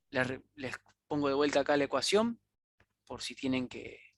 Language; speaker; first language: Spanish; native; Spanish